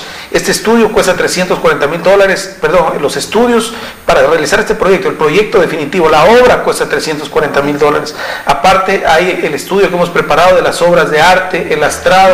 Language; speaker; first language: Spanish; native; Spanish